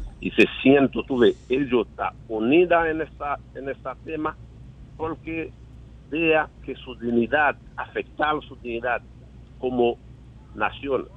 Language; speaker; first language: Spanish; non-native, learner; Haitian Creole